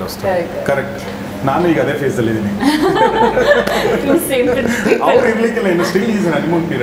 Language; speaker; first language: Kannada; native; Kannada